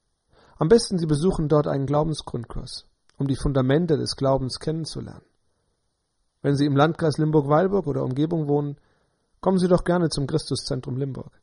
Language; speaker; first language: German; native; German